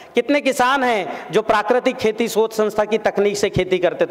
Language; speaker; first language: Hindi; native; Hindi